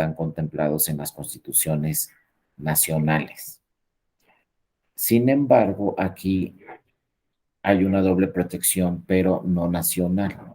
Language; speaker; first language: Spanish; native; Spanish